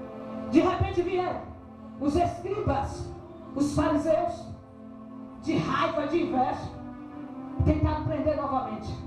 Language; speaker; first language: Portuguese; native; Portuguese